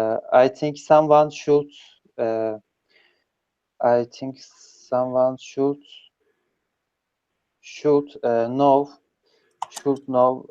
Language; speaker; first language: English; non-native, learner; Turkish